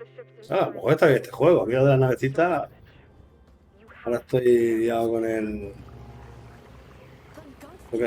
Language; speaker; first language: Spanish; native; Spanish